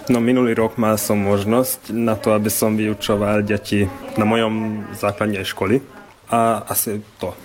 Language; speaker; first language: Slovak; non-native, local second language; Hungarian